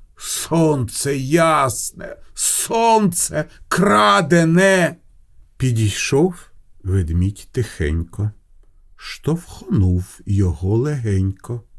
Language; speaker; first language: Ukrainian; non-native, local second language; Russian